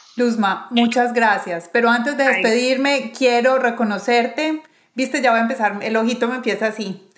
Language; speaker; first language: Spanish; native; Spanish